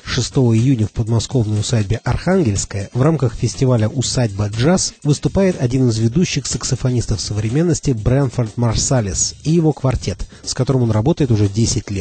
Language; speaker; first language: Russian; native; Russian